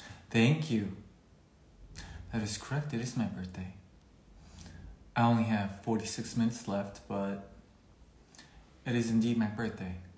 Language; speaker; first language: English; early bilingual, other home language; Korean